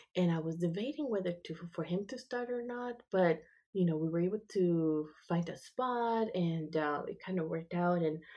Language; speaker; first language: English; early bilingual, other home language; Spanish